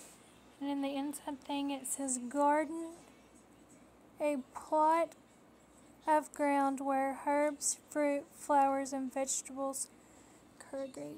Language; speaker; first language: English; native; English